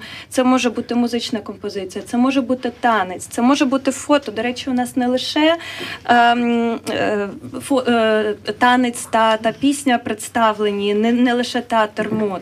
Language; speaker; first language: Ukrainian; native; Ukrainian